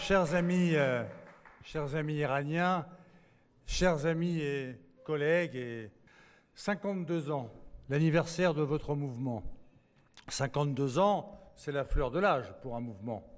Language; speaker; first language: French; native; French